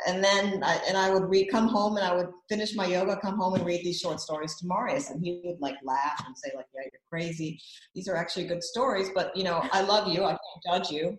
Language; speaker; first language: English; native; English